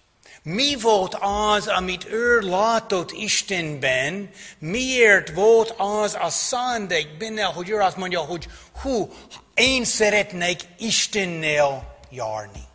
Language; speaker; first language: Hungarian; non-native, fluent; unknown